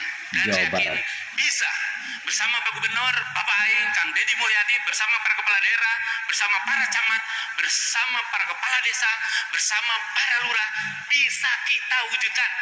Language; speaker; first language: Indonesian; non-native, local second language; Sundanese